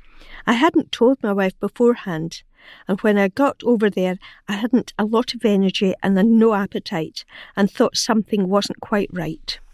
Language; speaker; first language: English; native; English